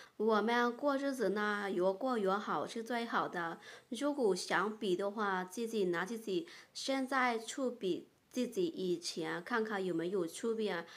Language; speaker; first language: Chinese; non-native, fluent; Lao